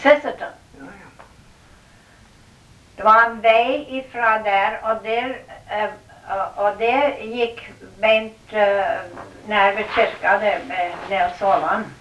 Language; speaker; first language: Norwegian; early bilingual, heritage; Norwegian